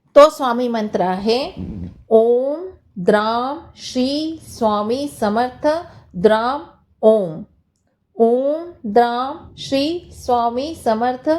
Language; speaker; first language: Marathi; non-native, local second language; Hindi